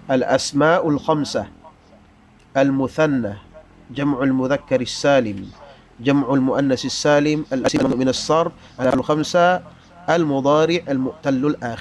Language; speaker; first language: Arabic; non-native, fluent; Tausug